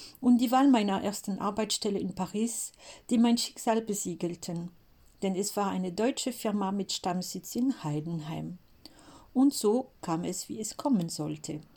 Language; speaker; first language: German; non-native, fluent; French